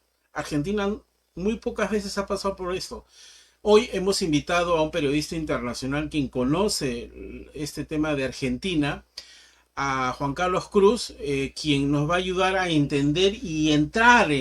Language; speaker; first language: Spanish; native; Spanish